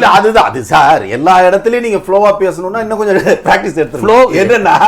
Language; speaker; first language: Tamil; native; Tamil